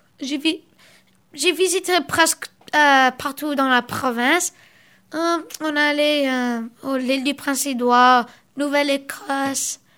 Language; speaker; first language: French; early bilingual, other home language; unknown